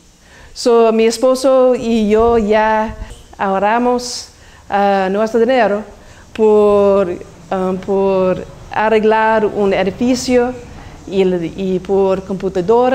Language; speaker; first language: Spanish; non-native, learner; English